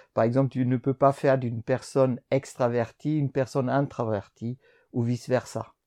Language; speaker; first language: French; non-native, fluent; German